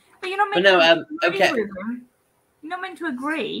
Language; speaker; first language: English; native; English